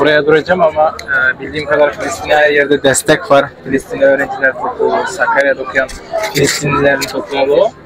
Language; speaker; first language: Turkish; non-native, fluent; Kyrgyz